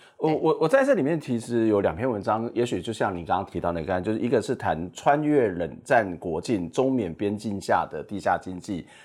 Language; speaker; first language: Chinese; native; Chinese